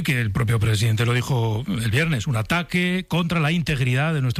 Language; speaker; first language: Spanish; native; Spanish